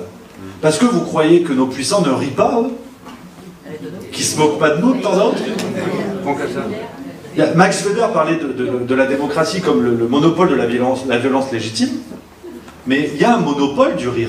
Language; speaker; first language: French; native; French